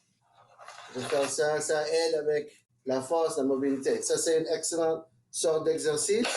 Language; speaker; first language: French; non-native, local second language; English